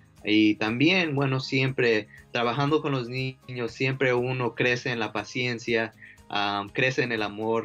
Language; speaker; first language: Spanish; early bilingual, heritage; Spanish